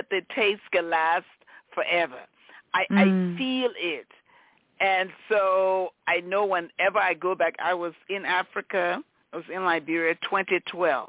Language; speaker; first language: English; native; English